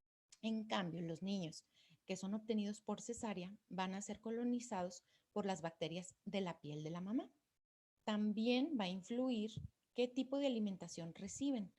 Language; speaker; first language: Spanish; native; Spanish